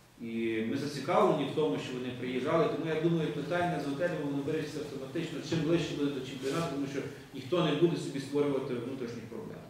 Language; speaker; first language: Ukrainian; native; Ukrainian